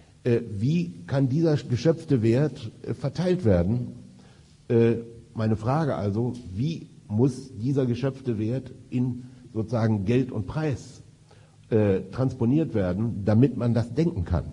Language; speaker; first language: German; native; German